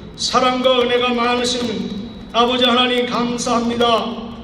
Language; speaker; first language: Korean; native; Korean